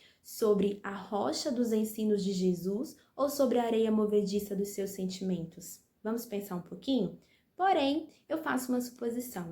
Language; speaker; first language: Portuguese; native; Portuguese